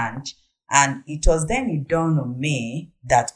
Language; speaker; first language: English; non-native, local second language; Igbo